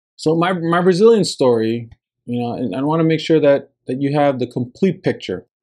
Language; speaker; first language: English; early bilingual, other home language; Spanish